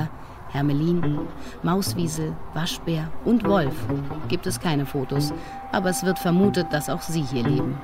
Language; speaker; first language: German; native; German